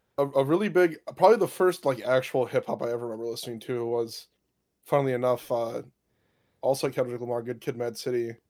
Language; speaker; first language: English; native; English